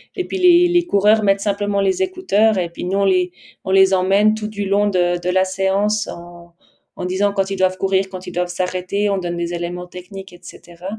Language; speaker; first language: French; native; French